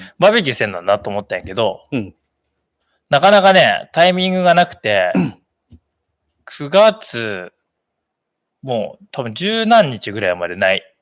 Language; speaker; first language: Japanese; native; Japanese